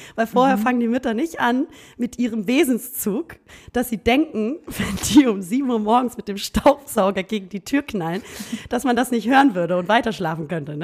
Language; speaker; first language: German; native; German